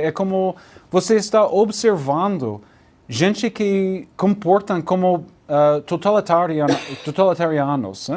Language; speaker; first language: Portuguese; non-native, learner; English